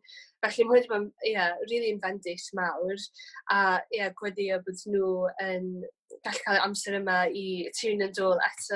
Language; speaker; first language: Welsh; native; Welsh